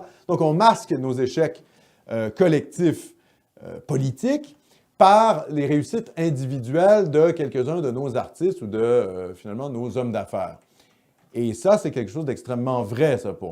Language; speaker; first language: French; native; French